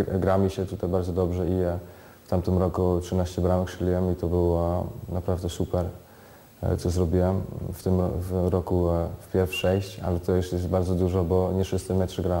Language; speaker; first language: Polish; early bilingual, heritage; Polish